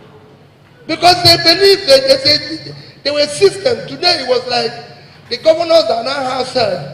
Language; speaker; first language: English; non-native, local second language; Igbo